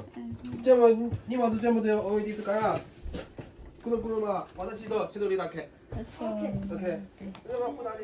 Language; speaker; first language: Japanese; non-native, learner; Korean